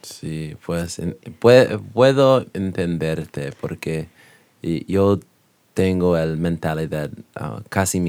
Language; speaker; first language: Spanish; non-native, learner; English